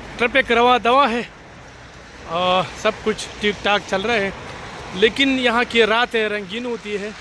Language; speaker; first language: Urdu; non-native, local second language; Pashto